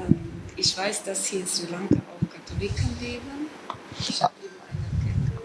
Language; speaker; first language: German; non-native, fluent; Polish